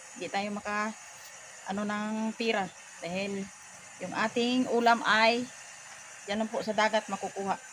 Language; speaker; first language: Filipino; non-native, local second language; Hiligaynon